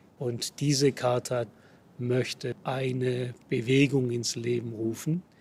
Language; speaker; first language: German; native; German